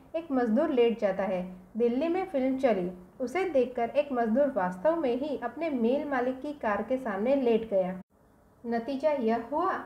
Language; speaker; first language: Hindi; non-native, local second language; Gujarati